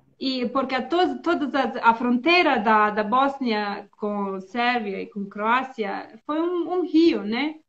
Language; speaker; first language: Portuguese; non-native, learner; Bosnian